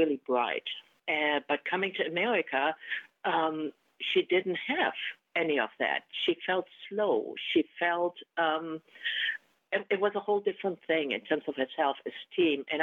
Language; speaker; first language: English; non-native, fluent; German